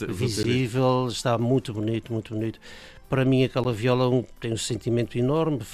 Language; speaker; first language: Portuguese; native; Portuguese